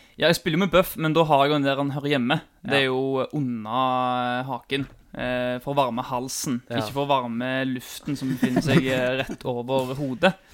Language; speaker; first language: Norwegian; native; Norwegian